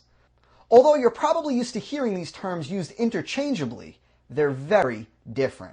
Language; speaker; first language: English; native; English